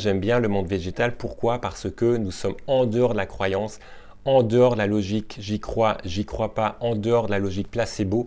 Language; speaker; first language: French; native; French